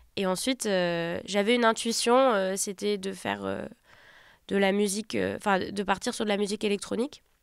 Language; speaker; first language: French; native; French